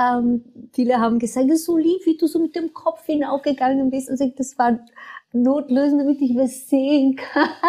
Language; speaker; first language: German; non-native, fluent; Portuguese